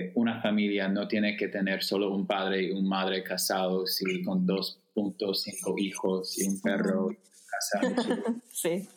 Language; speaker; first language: Spanish; non-native, fluent; English